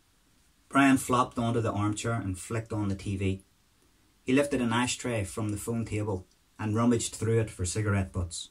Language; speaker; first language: English; native; English